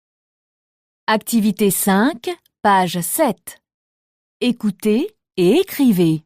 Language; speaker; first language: French; native; French